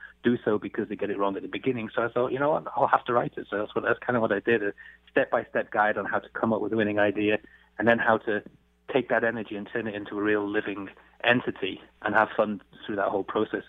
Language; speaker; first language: English; native; English